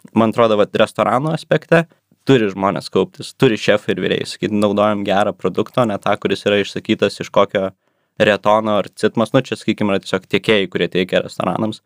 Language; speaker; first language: Lithuanian; native; Lithuanian